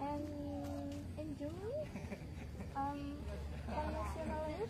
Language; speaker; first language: English; non-native, learner; Javanese